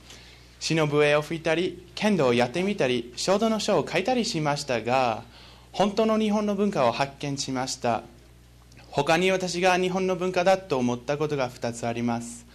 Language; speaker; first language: Japanese; non-native, learner; English